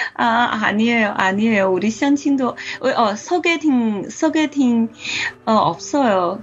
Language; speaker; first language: Korean; non-native, learner; Chinese